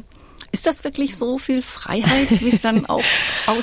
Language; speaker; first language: German; native; German